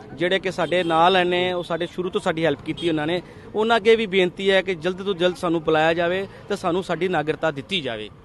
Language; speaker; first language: Punjabi; early bilingual, heritage; Punjabi